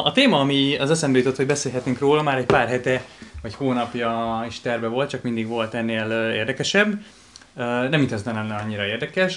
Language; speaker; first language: Hungarian; native; Hungarian